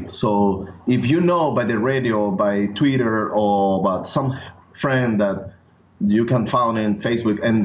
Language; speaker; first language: English; non-native, learner; Spanish